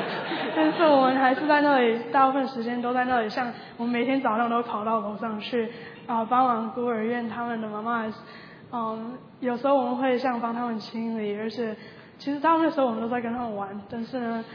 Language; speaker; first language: Chinese; early bilingual, heritage; Chinese